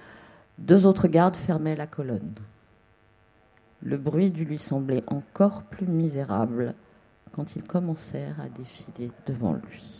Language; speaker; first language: French; native; French